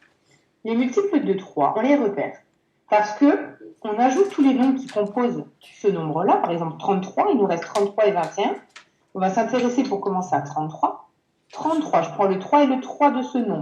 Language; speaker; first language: French; native; French